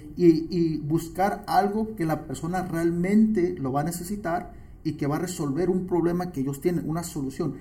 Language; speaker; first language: Spanish; early bilingual, heritage; Spanish